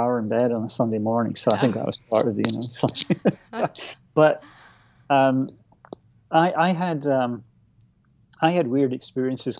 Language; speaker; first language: English; native; English